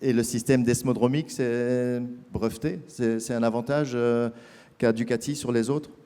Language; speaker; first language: French; native; French